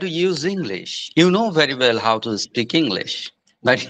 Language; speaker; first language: English; non-native, fluent; Bangla